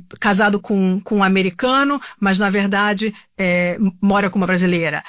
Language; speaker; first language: Portuguese; native; Portuguese